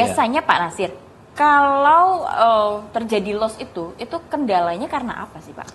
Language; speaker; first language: Indonesian; native; Indonesian